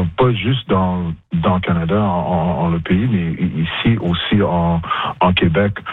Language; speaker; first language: French; non-native, local second language; English